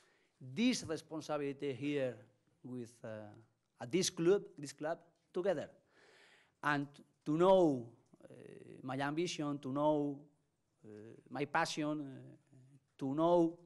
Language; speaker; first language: English; non-native, learner; Spanish